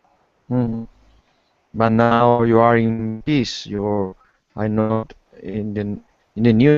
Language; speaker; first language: English; non-native, learner; Spanish